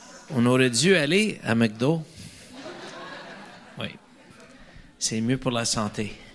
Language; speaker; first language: French; non-native, learner; English